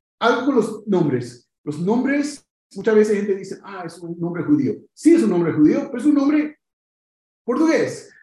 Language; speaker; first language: Spanish; early bilingual, heritage; Spanish